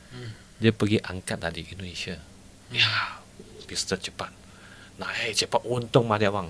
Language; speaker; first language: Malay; non-native, local second language; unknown